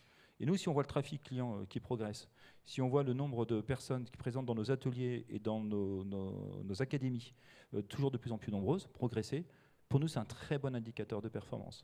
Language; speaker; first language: French; native; French